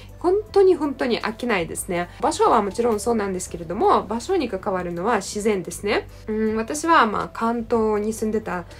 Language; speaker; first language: Japanese; non-native, fluent; Russian